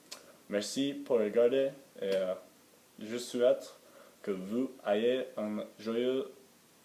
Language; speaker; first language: French; non-native, learner; English